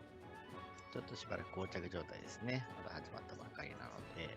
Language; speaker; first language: Japanese; native; Japanese